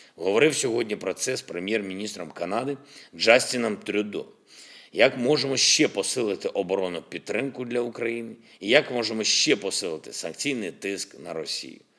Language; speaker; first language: Ukrainian; non-native, local second language; Russian